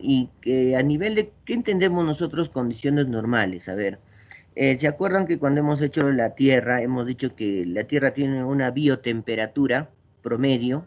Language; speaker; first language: Spanish; native; Spanish